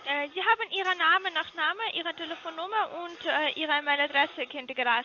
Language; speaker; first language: German; non-native, learner; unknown